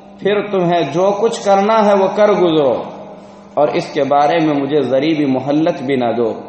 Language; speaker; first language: Urdu; native; Urdu